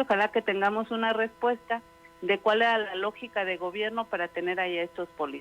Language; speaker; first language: Spanish; native; Spanish